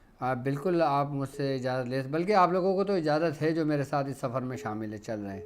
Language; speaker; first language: Urdu; native; Urdu